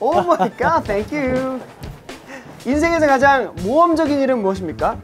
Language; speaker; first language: Korean; native; Korean